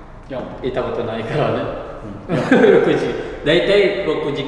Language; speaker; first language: Japanese; non-native, learner; Indonesian